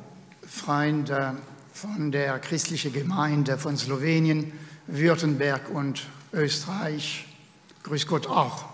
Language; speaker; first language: German; non-native, fluent; French